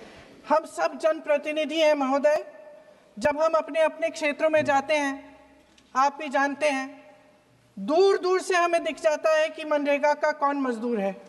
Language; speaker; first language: Hindi; native; Hindi